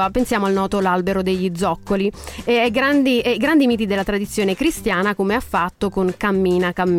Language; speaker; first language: Italian; native; Italian